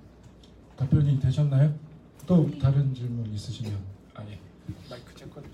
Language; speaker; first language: Korean; native; Korean